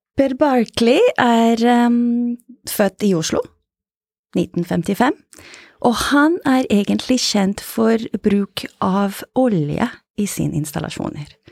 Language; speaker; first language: Norwegian; non-native, fluent; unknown